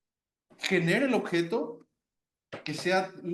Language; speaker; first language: Spanish; native; Spanish